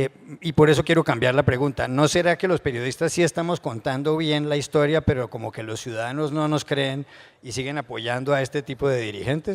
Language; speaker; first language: Spanish; native; Spanish